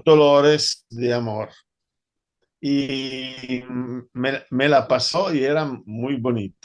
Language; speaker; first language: Spanish; non-native, fluent; Italian